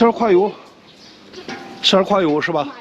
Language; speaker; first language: Chinese; non-native, fluent; Korean